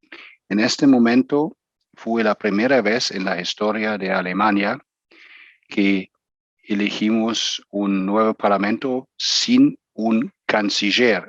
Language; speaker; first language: Spanish; non-native, fluent; German